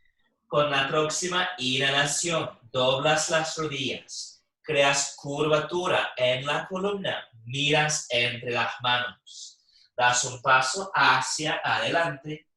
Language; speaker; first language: Spanish; non-native, fluent; English